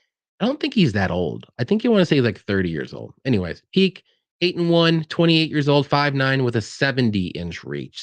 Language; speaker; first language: English; native; English